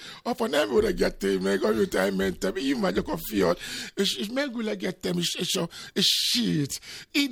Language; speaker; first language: Hungarian; non-native, learner; Albanian